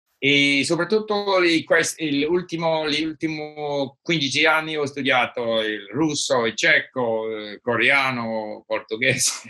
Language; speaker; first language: Italian; non-native, learner; English